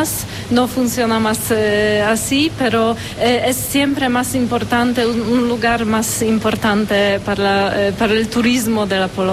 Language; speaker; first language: Spanish; non-native, learner; Polish